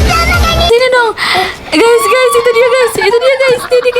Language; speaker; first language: Indonesian; native; Indonesian